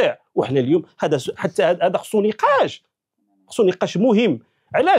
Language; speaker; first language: Arabic; native; Arabic